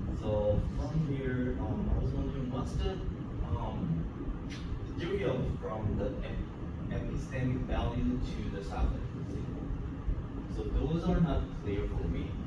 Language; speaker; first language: English; non-native, fluent; Korean